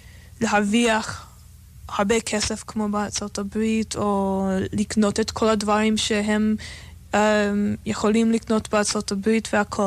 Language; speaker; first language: Hebrew; non-native, fluent; English